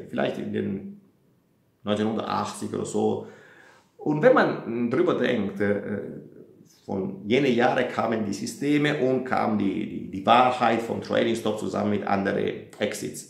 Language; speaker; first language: German; non-native, fluent; Italian